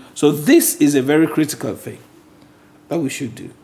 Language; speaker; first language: English; non-native, local second language; Yoruba